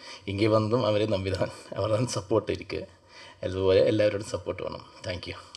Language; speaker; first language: Tamil; non-native, learner; Malayalam